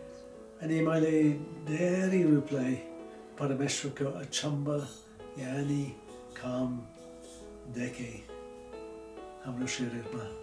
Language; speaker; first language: Nepali; non-native, fluent; English